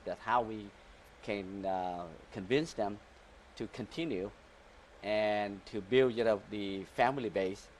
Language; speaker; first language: English; early bilingual, other home language; Vietnamese